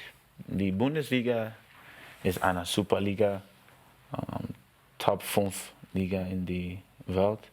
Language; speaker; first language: German; non-native, learner; English